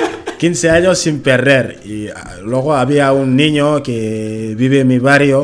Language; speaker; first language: Spanish; non-native, learner; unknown